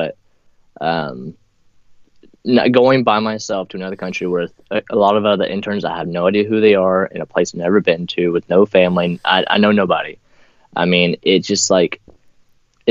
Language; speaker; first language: English; native; English